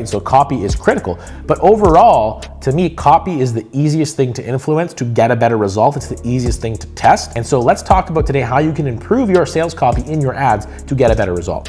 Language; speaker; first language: English; native; English